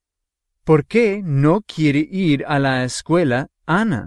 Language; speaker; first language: Spanish; non-native, fluent; English